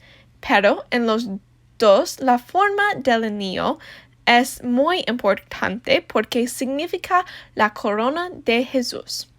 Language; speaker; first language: Spanish; non-native, learner; English